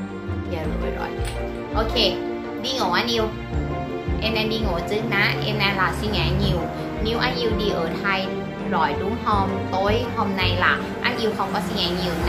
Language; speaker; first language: Vietnamese; non-native, learner; Thai